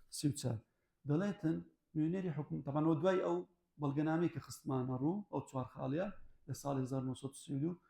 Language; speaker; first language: Central Kurdish; non-native, local second language; Kurdish